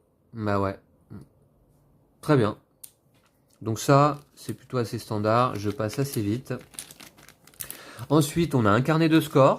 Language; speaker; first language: French; native; French